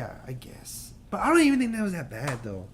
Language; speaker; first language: English; native; English